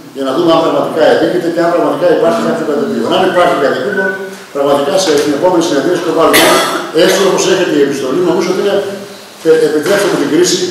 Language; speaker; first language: Greek; native; Greek